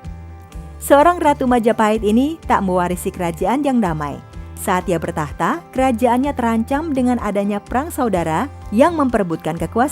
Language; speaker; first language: Indonesian; native; Indonesian